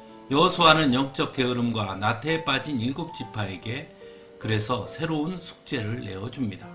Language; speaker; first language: Korean; native; Korean